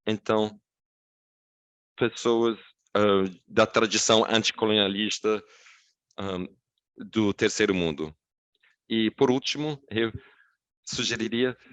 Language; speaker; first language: Portuguese; non-native, fluent; English